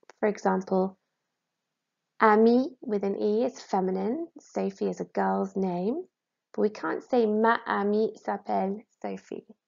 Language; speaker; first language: English; native; English